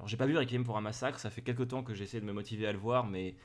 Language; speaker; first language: French; native; French